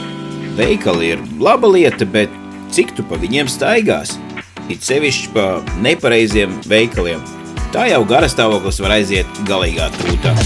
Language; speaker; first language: Latvian; native; Latvian